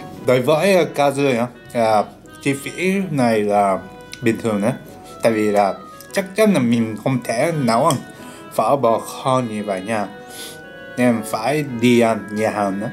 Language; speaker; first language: Vietnamese; non-native, learner; Japanese